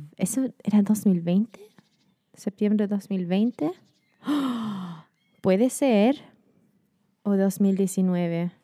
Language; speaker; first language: Spanish; non-native, fluent; German